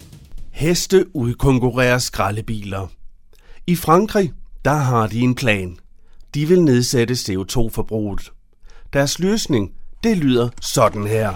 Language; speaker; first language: Danish; native; Danish